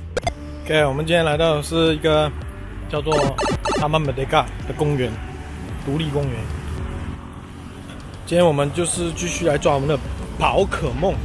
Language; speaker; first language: Chinese; native; Chinese